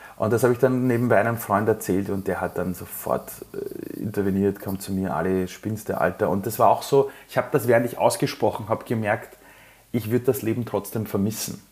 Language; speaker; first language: German; early bilingual, other home language; Persian